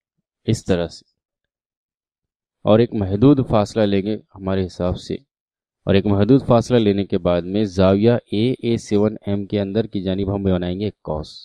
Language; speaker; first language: Urdu; native; Urdu